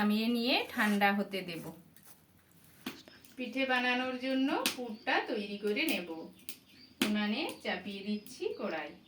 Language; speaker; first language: Bangla; native; Bangla